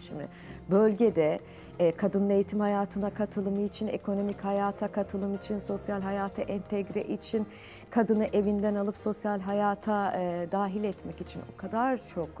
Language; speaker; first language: Turkish; native; Turkish